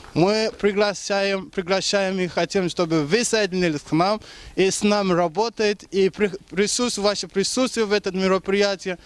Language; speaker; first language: Russian; non-native, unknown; Lingala